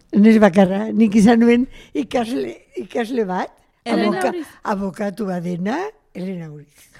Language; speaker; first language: Basque; non-native, local second language; Spanish